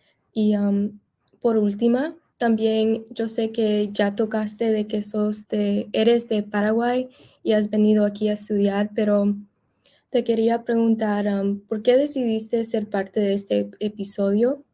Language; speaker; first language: Spanish; early bilingual, heritage; Spanish